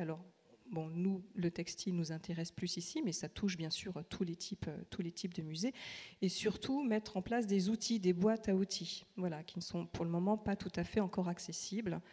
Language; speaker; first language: French; native; French